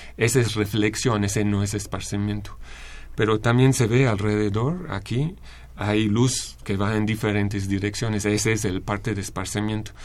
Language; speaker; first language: Spanish; non-native, fluent; English